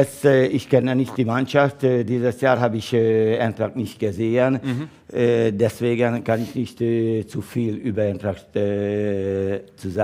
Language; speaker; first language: German; non-native, learner; Hungarian